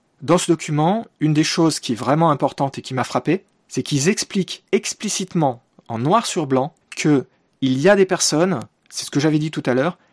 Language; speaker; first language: French; native; French